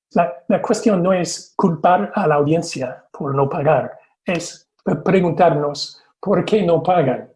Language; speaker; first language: Spanish; non-native, fluent; English